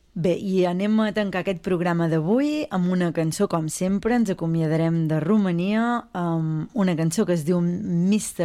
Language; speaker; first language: Catalan; native; Catalan